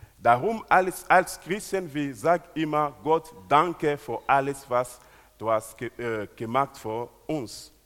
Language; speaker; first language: German; non-native, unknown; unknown